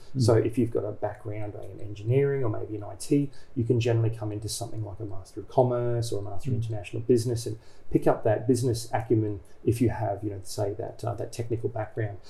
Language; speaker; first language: English; native; English